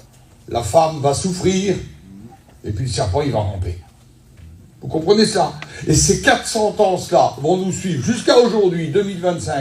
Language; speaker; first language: French; native; French